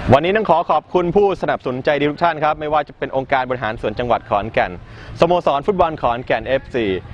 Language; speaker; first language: Thai; native; Thai